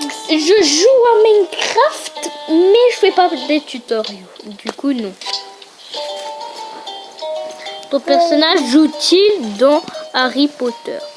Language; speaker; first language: French; early bilingual, other home language; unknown